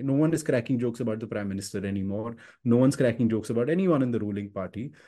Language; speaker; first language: English; non-native, local second language; Hindi